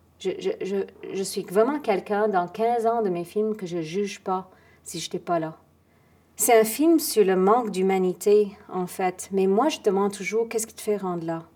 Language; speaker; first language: French; non-native, fluent; English